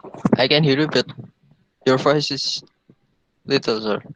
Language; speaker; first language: English; non-native, learner; Indonesian